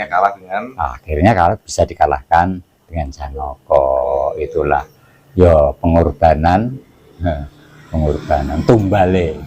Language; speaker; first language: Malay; non-native, local second language; Javanese